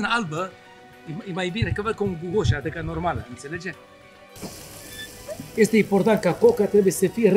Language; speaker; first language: Romanian; non-native, learner; Arabic